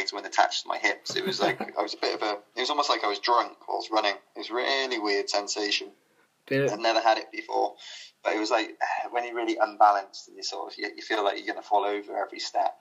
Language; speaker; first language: English; native; English